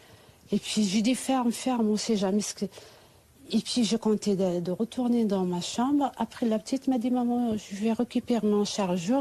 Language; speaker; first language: French; non-native, fluent; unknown